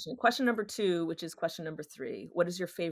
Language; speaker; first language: English; native; English